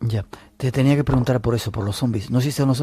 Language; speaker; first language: Spanish; native; Spanish